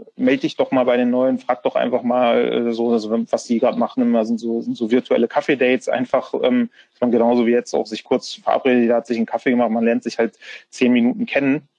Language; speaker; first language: German; native; German